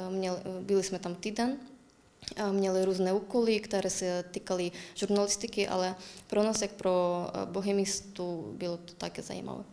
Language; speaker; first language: Czech; non-native, learner; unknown